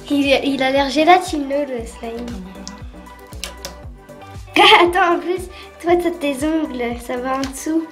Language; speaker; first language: French; native; French